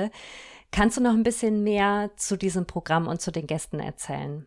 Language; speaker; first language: German; native; German